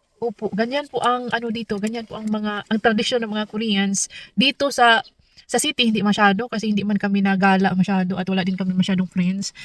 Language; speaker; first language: Filipino; non-native, local second language; Cebuano